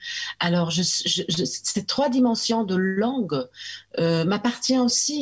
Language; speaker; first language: French; early bilingual, heritage; French